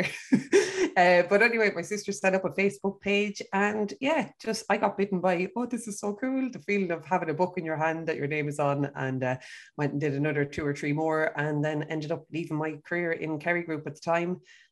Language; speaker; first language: English; native; English